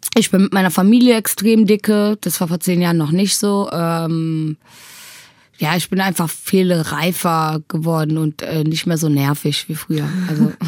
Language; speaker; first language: German; early bilingual, other home language; Tigrinya